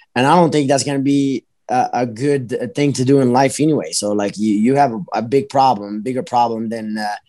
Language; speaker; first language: English; early bilingual, other home language; Arabic